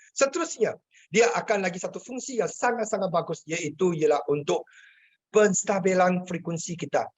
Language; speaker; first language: Malay; non-native, local second language; Chinese